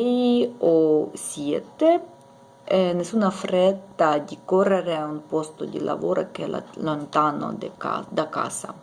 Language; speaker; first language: Italian; non-native, learner; Ukrainian